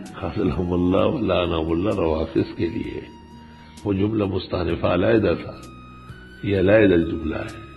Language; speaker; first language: Urdu; non-native, local second language; Pashto